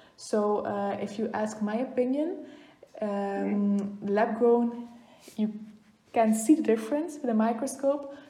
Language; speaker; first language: English; non-native, fluent; Dutch